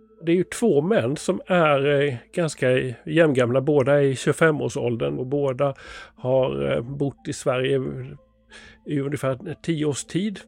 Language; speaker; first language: Swedish; native; Swedish